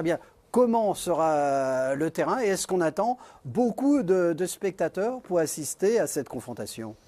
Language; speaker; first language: French; native; French